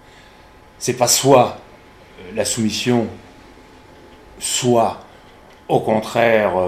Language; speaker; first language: French; native; French